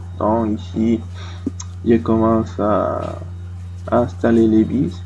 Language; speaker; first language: French; non-native, fluent; Spanish